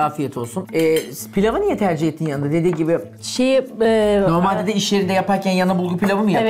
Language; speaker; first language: Turkish; native; Turkish